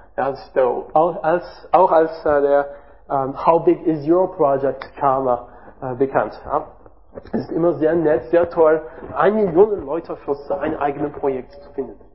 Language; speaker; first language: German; non-native, learner; French